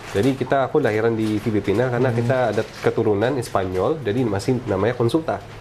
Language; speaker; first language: Indonesian; non-native, fluent; Filipino